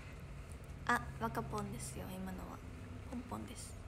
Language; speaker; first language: Japanese; native; Japanese